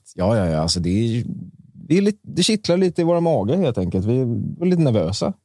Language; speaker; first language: Swedish; native; Swedish